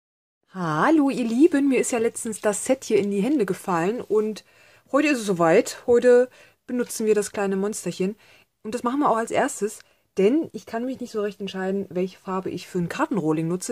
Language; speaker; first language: German; native; German